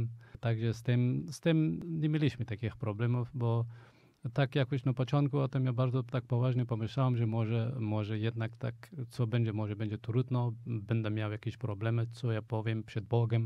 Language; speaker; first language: Polish; non-native, fluent; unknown